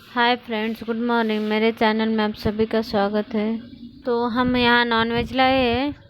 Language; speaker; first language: Hindi; non-native, local second language; Marathi